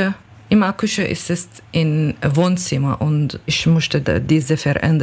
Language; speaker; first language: German; non-native, learner; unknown